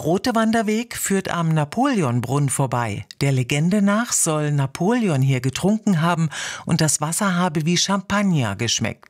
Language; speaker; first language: German; native; German